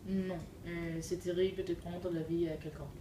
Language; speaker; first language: French; non-native, learner; Danish